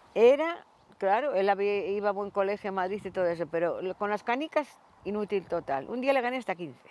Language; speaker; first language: Spanish; native; Spanish